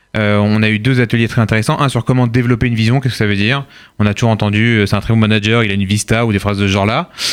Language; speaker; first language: French; native; French